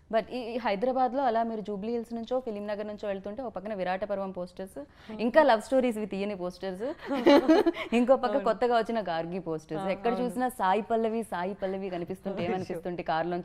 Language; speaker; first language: Telugu; native; Telugu